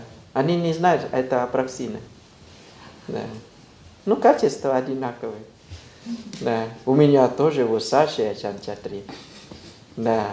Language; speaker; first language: Russian; non-native, fluent; Thai